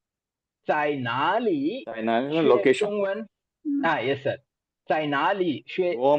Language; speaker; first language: Chinese; non-native, fluent; Tamil